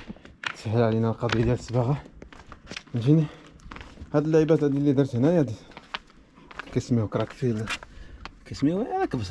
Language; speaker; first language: Arabic; native; Arabic